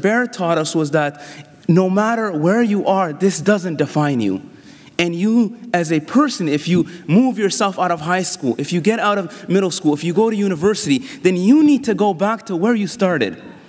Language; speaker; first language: English; native; English